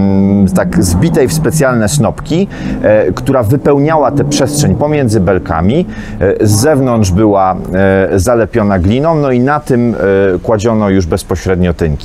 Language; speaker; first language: Polish; native; Polish